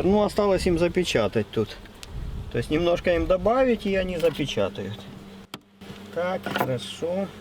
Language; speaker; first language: Russian; native; Russian